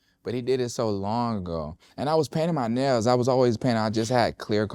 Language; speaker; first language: English; native; English